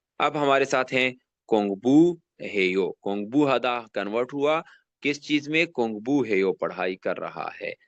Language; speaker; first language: Urdu; non-native, local second language; Pashto